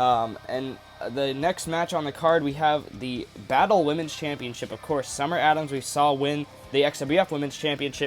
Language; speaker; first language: English; native; English